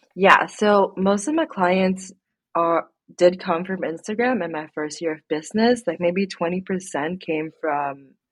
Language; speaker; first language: English; non-native, local second language; Filipino